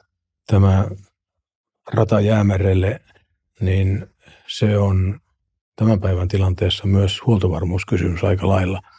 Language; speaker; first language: Finnish; native; Finnish